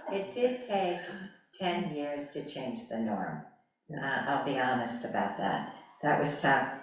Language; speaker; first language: English; native; English